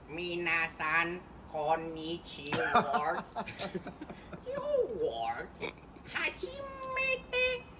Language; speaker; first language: Japanese; non-native, learner; English